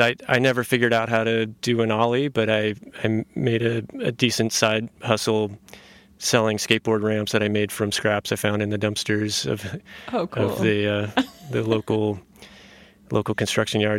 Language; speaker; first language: English; native; English